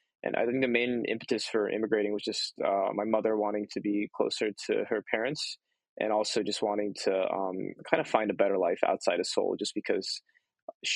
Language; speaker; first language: English; early bilingual, other home language; Korean